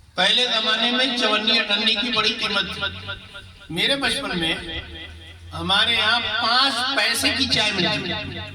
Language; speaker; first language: Urdu; native; Urdu